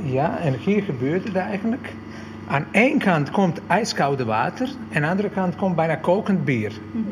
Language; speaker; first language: Dutch; non-native, fluent; Croatian